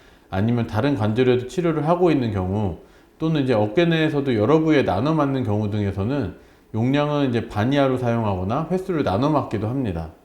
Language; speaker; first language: Korean; native; Korean